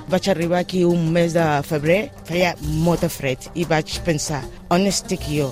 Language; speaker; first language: Catalan; non-native, fluent; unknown